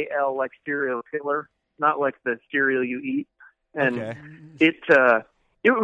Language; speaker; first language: English; native; English